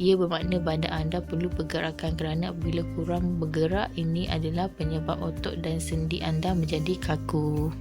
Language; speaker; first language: Malay; native; Malay